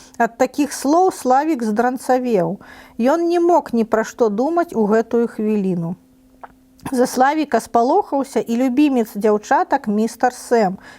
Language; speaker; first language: Belarusian; non-native, local second language; Russian